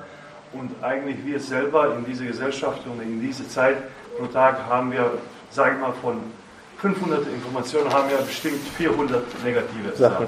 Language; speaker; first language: German; non-native, learner; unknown